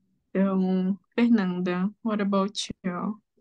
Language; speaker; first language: English; non-native, learner; Portuguese